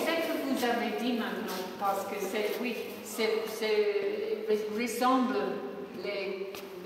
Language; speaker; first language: French; non-native, learner; Dutch